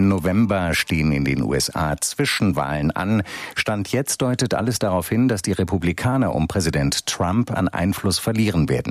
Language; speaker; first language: German; native; German